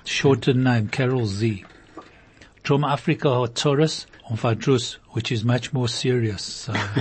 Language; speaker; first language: English; native; English